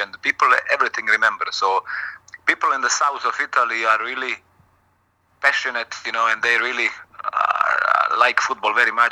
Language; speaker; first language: English; non-native, fluent; Croatian